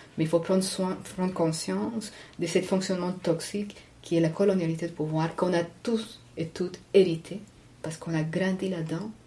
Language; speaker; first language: French; non-native, fluent; Spanish